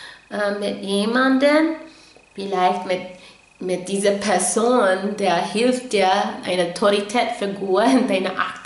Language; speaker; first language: German; non-native, fluent; English